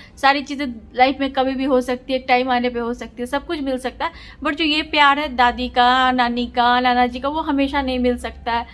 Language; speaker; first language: Hindi; native; Hindi